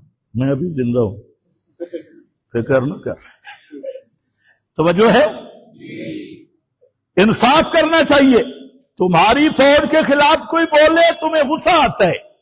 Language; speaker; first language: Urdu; non-native, local second language; Punjabi